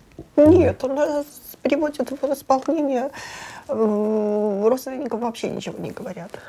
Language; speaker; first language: Russian; native; Russian